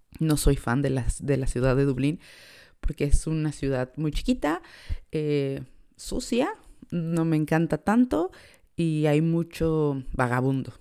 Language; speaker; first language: Spanish; native; Spanish